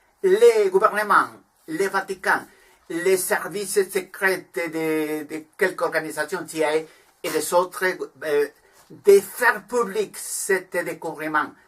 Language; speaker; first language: French; non-native, learner; Spanish